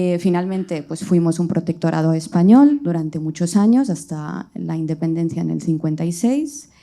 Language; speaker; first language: Spanish; early bilingual, other home language; Riffian